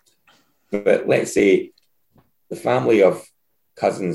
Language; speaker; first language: English; native; English